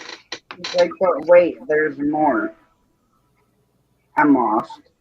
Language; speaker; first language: English; native; English